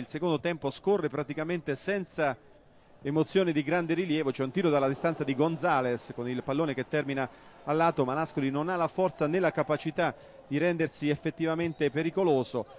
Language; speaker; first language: Italian; native; Italian